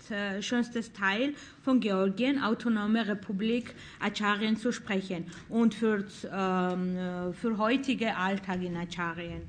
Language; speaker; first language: German; non-native, fluent; Georgian